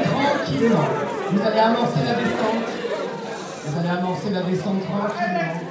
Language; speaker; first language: French; native; French